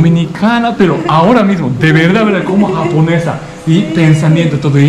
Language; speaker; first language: Spanish; non-native, learner; Japanese